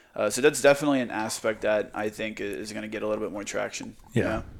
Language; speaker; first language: English; non-native, fluent; Croatian